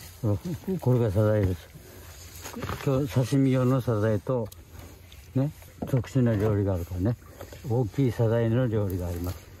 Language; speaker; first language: Japanese; native; Japanese